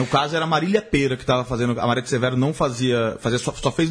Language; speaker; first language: Portuguese; native; Portuguese